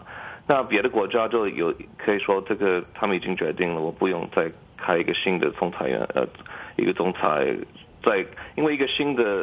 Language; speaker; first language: Chinese; early bilingual, heritage; English